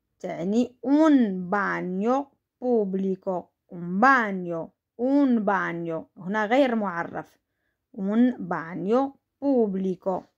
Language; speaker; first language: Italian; non-native, fluent; Arabic